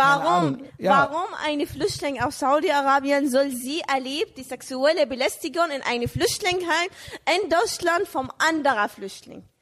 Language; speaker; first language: German; non-native, learner; Arabic